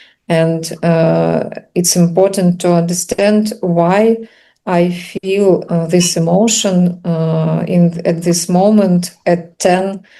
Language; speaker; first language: English; non-native, learner; Russian